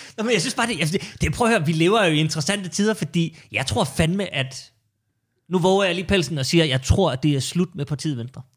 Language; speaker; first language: Danish; native; Danish